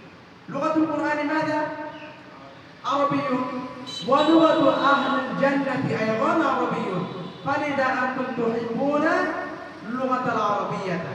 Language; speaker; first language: Arabic; non-native, fluent; Bangla